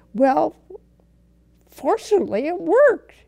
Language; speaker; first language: English; native; English